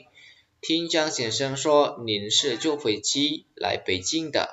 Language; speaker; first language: Chinese; non-native, fluent; Khmer